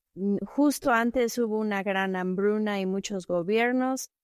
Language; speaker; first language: Spanish; non-native, fluent; Chinese